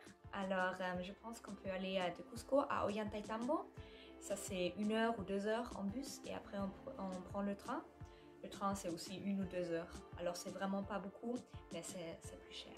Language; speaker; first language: French; non-native, fluent; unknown